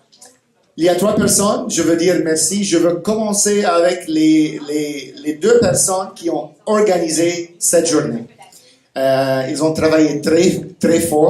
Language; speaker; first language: French; non-native, fluent; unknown